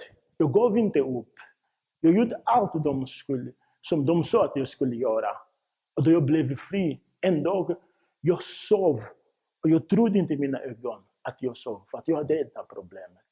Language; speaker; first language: Swedish; non-native, fluent; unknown